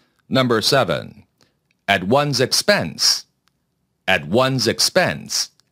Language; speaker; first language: English; non-native, fluent; Korean